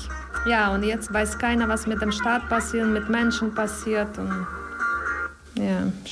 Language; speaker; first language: German; non-native, learner; Ukrainian